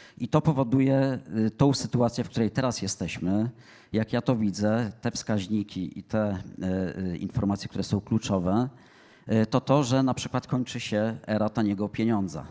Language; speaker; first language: Polish; native; Polish